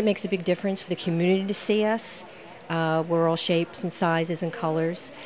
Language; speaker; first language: English; native; English